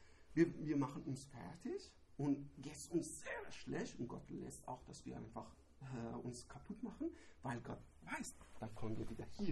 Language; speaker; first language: German; non-native, learner; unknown